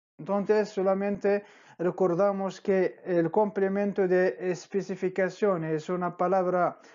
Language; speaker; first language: Spanish; non-native, fluent; Arabic